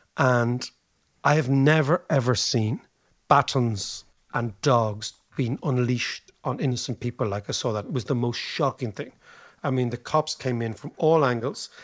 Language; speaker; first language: English; native; English